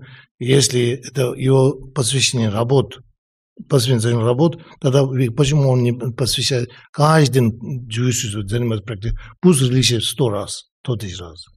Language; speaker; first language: Russian; non-native, learner; Tibetan